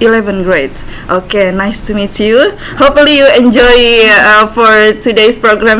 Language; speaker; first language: English; non-native, learner; Indonesian